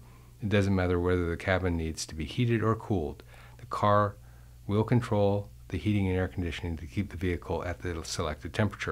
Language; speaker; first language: English; native; English